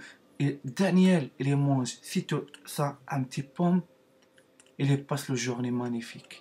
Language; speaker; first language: French; non-native, learner; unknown